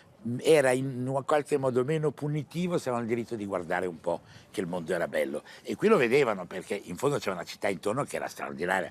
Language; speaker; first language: Italian; native; Italian